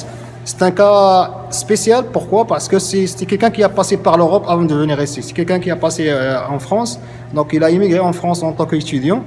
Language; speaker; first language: French; non-native, local second language; Arabic